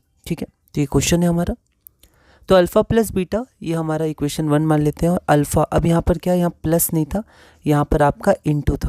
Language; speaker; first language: Hindi; native; Hindi